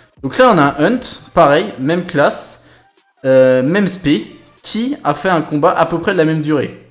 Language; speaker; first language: French; native; French